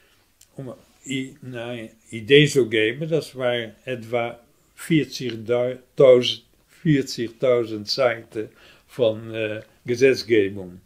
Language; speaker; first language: German; non-native, fluent; Dutch